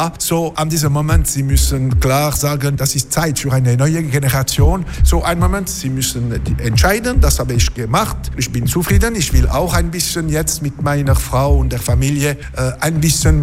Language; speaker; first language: German; non-native, local second language; French